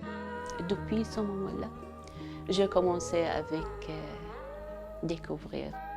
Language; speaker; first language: French; non-native, fluent; Arabic